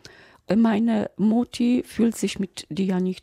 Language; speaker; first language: German; non-native, fluent; Polish